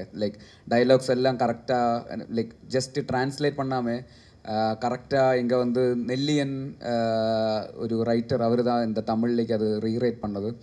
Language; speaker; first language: Tamil; non-native, learner; Malayalam